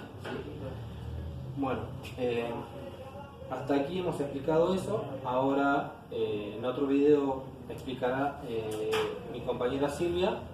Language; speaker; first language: Spanish; native; Spanish